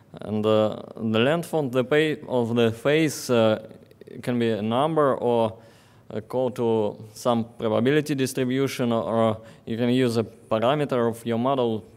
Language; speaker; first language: English; non-native, fluent; Russian